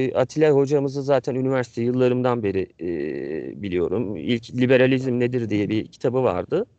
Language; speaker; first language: Turkish; native; Turkish